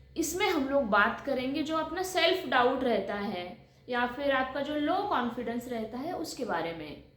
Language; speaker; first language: Hindi; non-native, local second language; Marathi